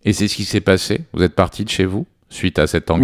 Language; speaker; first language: French; native; French